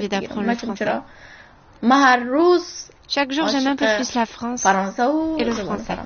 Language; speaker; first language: French; non-native, fluent; Persian